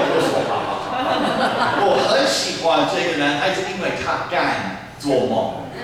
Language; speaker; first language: Chinese; non-native, fluent; English